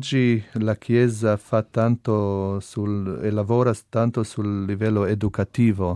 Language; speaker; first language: Italian; non-native, fluent; Albanian